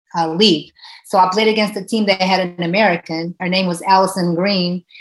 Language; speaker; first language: English; non-native, fluent; Portuguese